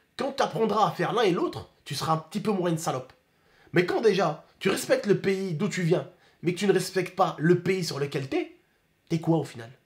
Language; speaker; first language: French; early bilingual, other home language; Arabic